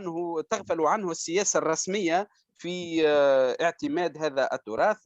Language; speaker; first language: Arabic; native; Arabic